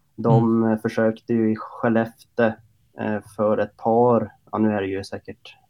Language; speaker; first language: Swedish; native; Swedish